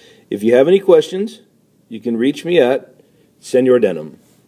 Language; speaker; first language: English; native; English